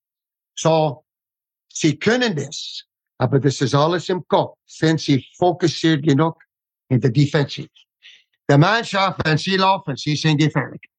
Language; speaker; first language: German; non-native, fluent; English